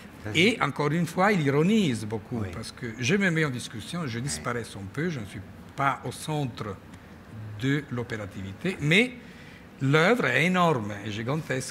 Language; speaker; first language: French; non-native, fluent; Italian